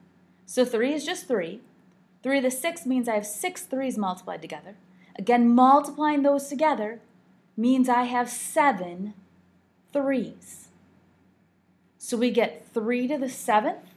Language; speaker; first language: English; native; English